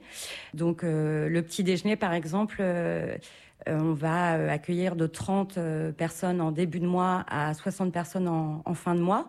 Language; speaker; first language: French; native; French